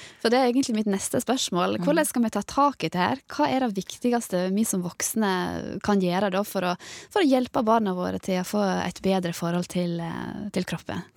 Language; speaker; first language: Norwegian; native; Norwegian